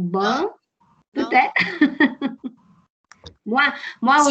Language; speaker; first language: French; non-native, learner; Italian